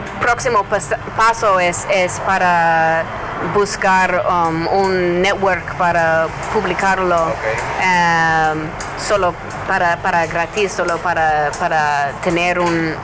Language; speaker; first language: Spanish; non-native, learner; English